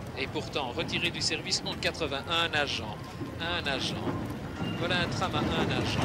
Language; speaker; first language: French; native; French